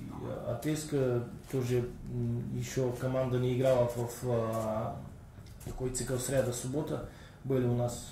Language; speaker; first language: Russian; non-native, learner; Bulgarian